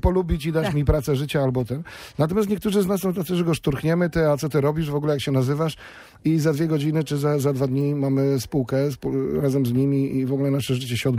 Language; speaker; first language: Polish; native; Polish